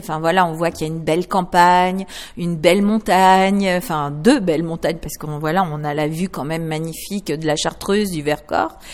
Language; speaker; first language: French; native; French